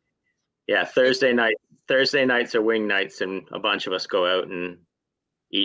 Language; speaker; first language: English; native; English